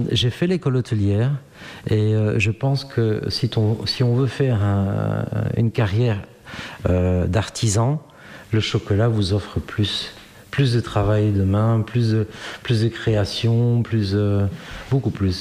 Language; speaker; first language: French; native; French